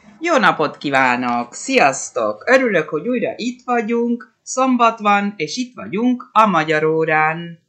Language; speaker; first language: Hungarian; early bilingual, heritage; Spanish